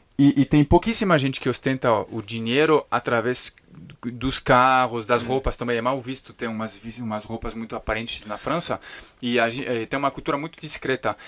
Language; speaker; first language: Portuguese; non-native, fluent; French